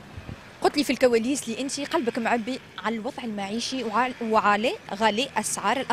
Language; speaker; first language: Arabic; native; Arabic